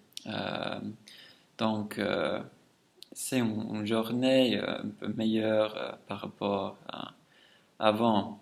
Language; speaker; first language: French; non-native, fluent; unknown